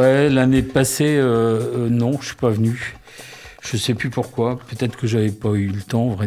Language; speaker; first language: French; native; French